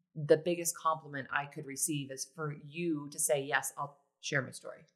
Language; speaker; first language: English; non-native, fluent; Italian